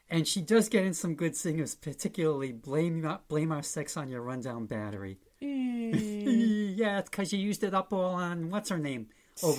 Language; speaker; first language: English; native; English